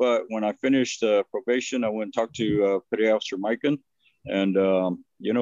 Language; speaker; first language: English; native; English